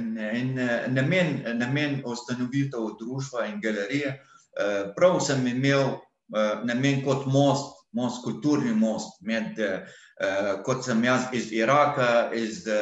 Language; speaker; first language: Slovenian; non-native, fluent; Arabic